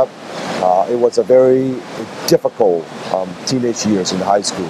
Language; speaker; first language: English; non-native, local second language; Cantonese